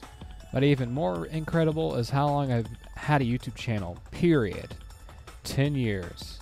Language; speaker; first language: English; native; English